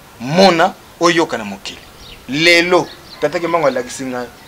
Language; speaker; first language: Lingala; non-native, local second language; Kongo